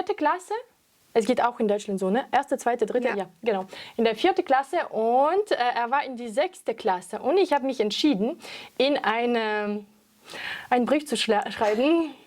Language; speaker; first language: German; non-native, fluent; French